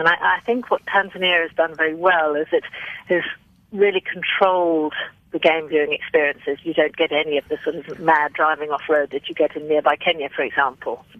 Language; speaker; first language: English; native; English